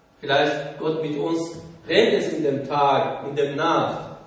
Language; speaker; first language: German; non-native, learner; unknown